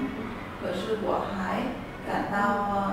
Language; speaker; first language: Chinese; non-native, learner; Vietnamese